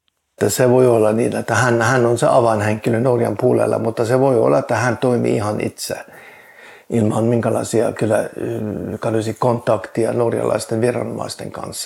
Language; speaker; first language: Finnish; non-native, fluent; Norwegian